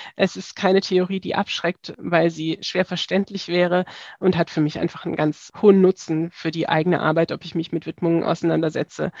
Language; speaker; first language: German; native; German